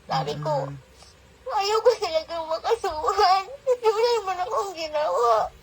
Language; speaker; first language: Filipino; native; Filipino